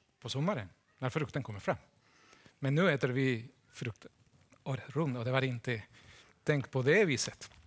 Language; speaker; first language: Swedish; non-native, fluent; Spanish